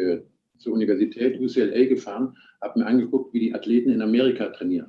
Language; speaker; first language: German; native; German